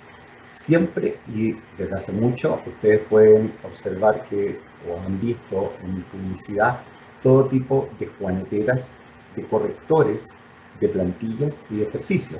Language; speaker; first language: Spanish; native; Spanish